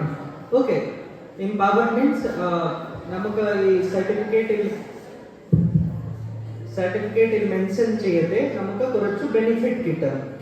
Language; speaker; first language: Malayalam; non-native, learner; Hindi